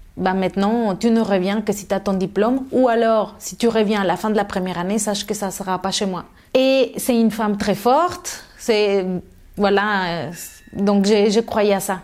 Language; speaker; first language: French; non-native, fluent; Spanish